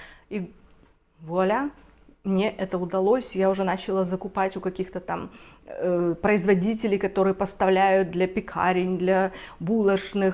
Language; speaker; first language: Russian; native; Russian